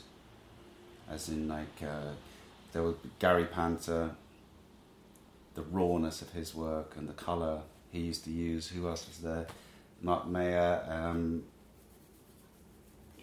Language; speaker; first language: English; native; English